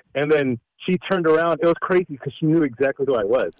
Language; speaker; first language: English; early bilingual, other home language; Filipino